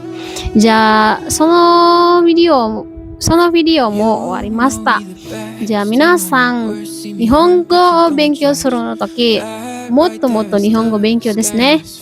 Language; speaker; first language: Japanese; non-native, learner; Indonesian